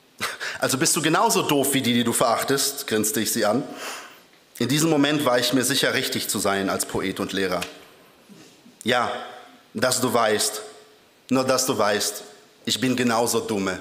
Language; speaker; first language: German; early bilingual, other home language; Polish